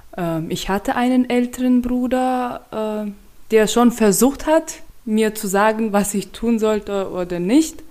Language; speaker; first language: German; non-native, fluent; Turkmen